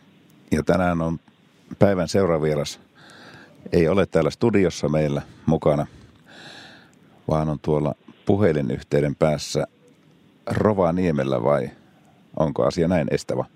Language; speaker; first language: Finnish; native; Finnish